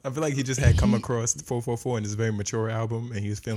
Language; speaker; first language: English; native; English